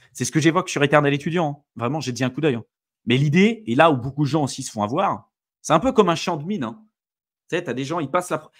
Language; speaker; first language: French; native; French